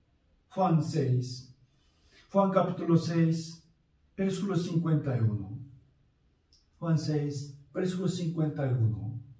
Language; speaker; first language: Spanish; non-native, fluent; Korean